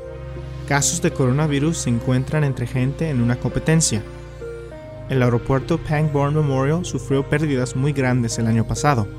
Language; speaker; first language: Spanish; native; Spanish